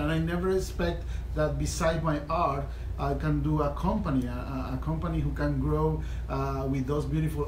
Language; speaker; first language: English; non-native, fluent; Spanish